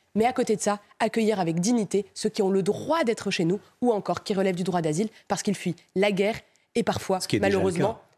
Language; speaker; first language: French; native; French